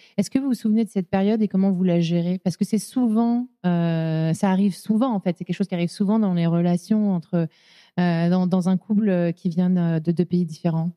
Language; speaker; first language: French; native; French